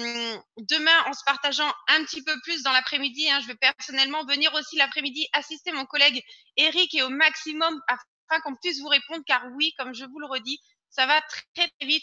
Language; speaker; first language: French; native; French